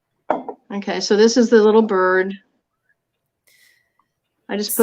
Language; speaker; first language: English; native; English